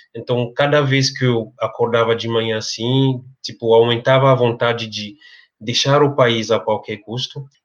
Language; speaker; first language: Portuguese; non-native, fluent; French